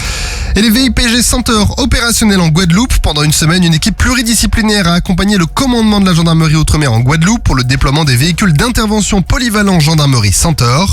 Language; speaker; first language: French; native; French